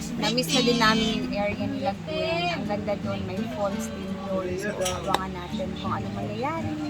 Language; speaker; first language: Filipino; non-native, local second language; Cebuano